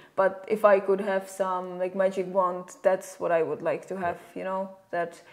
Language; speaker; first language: English; non-native, fluent; Czech